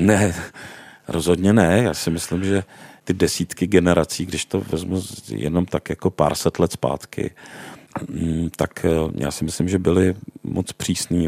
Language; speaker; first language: Czech; native; Czech